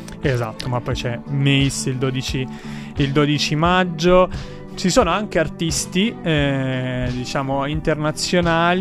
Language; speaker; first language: Italian; native; Italian